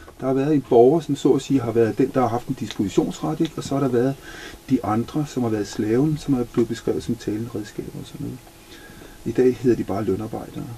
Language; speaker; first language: Danish; native; Danish